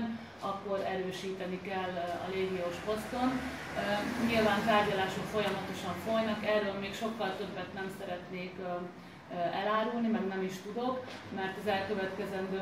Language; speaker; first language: Hungarian; native; Hungarian